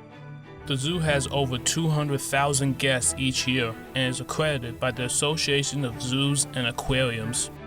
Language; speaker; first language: English; native; English